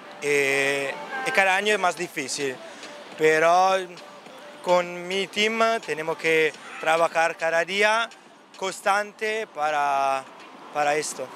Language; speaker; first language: Spanish; non-native, learner; Italian